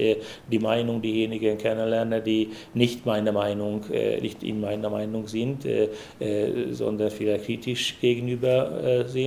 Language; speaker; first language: German; non-native, fluent; Hungarian